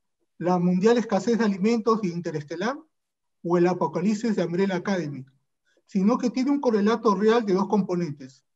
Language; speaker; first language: Spanish; native; Spanish